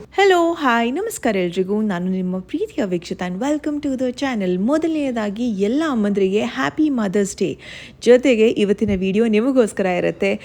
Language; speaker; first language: Kannada; non-native, local second language; Tulu